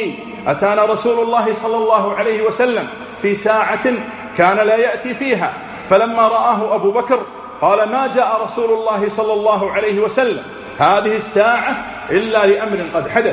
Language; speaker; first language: Arabic; native; Arabic